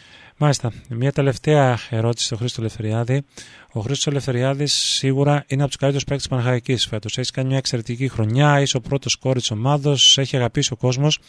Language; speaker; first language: Greek; native; Greek